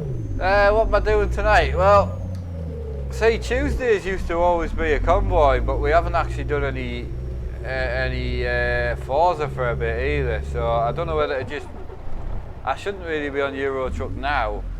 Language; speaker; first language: English; native; English